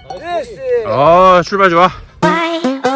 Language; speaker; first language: Korean; native; Korean